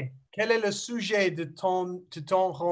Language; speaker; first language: French; non-native, learner; English